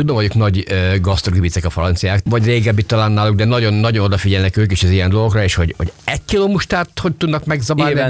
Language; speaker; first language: Hungarian; native; Hungarian